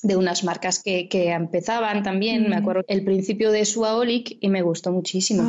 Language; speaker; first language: Spanish; non-native, fluent; French